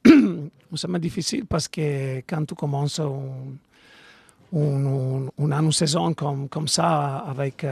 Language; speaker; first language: French; non-native, fluent; Italian